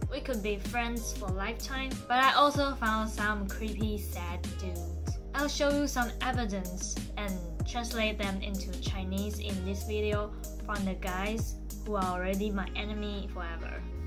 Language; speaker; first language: English; non-native, fluent; Chinese